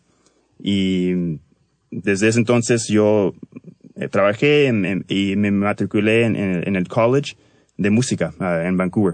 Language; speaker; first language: Spanish; early bilingual, heritage; Spanish